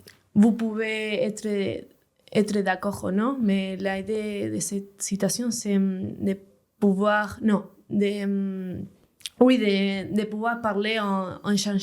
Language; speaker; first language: French; non-native, learner; Spanish